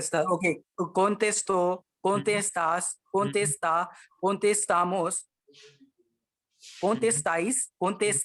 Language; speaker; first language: Spanish; non-native, learner; Hindi